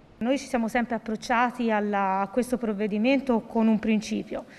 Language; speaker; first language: Italian; native; Italian